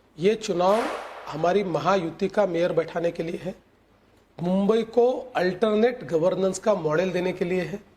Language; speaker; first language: Hindi; non-native, local second language; Marathi